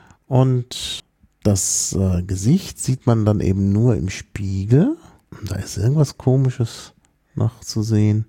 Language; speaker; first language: German; native; German